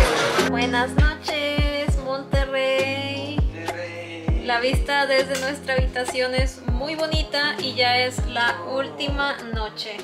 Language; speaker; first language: Spanish; native; Spanish